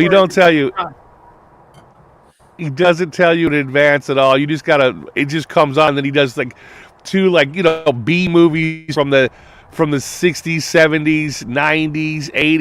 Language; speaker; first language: English; native; English